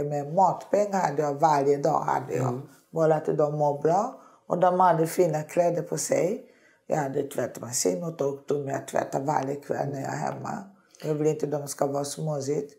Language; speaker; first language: Swedish; non-native, learner; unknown